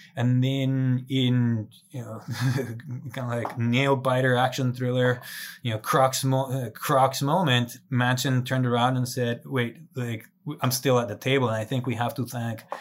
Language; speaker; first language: English; non-native, fluent; Spanish